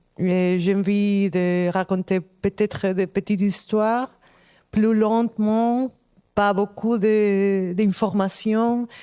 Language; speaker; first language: French; non-native, fluent; Spanish